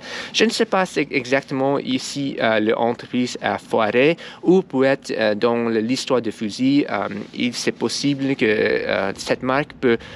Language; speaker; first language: French; non-native, learner; English